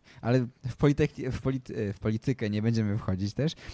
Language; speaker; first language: Polish; native; Polish